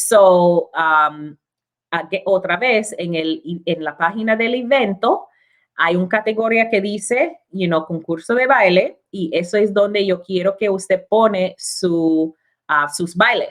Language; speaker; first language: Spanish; non-native, learner; English